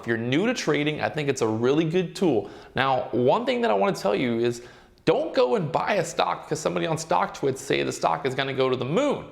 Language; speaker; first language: English; native; English